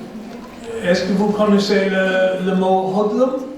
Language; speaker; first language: French; non-native, fluent; English